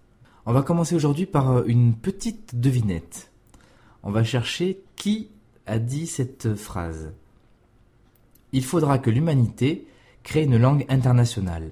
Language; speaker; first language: French; native; French